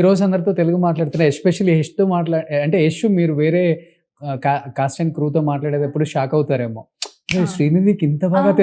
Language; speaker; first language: Telugu; native; Telugu